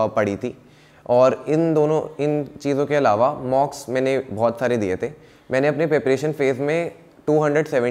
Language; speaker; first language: Hindi; native; Hindi